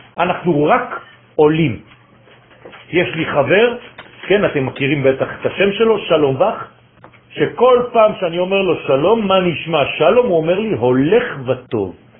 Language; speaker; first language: Hebrew; non-native, fluent; French